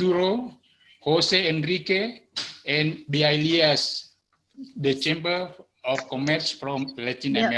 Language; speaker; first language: English; non-native, learner; Indonesian